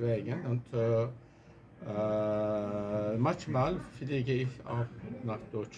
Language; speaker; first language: German; non-native, learner; Turkish